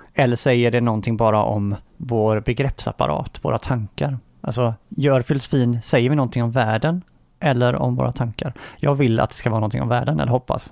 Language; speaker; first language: Swedish; native; Swedish